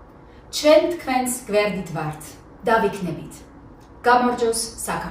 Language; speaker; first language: Georgian; non-native, learner; Dutch